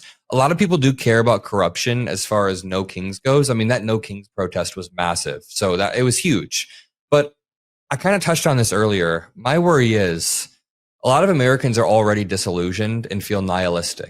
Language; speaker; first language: English; native; English